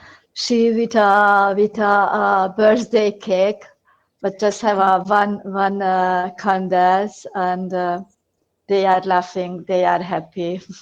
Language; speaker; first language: English; non-native, learner; Hungarian